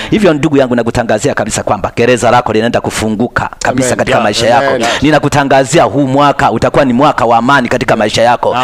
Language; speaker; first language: Swahili; native; Swahili